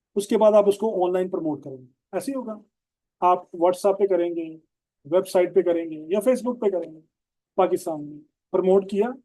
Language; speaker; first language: Urdu; non-native, local second language; Punjabi